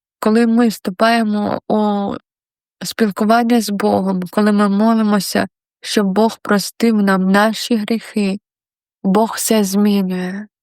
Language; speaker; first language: Ukrainian; non-native, local second language; Russian